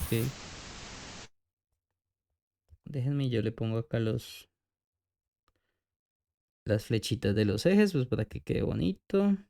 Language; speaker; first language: Spanish; native; Spanish